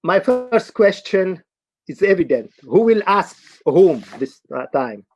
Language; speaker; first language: English; non-native, learner; Arabic